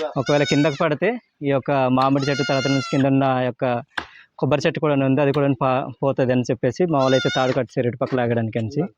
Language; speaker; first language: Telugu; non-native, local second language; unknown